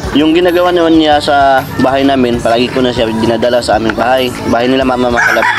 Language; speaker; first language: Filipino; non-native, local second language; Cebuano